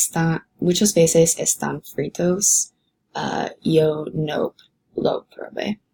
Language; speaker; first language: Spanish; non-native, learner; English